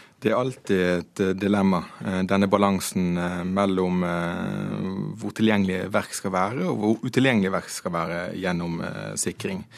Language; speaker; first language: Norwegian; native; Norwegian